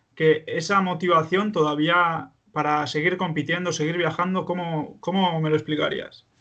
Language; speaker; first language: Spanish; native; Spanish